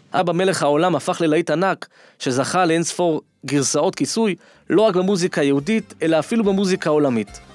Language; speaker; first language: Hebrew; native; Hebrew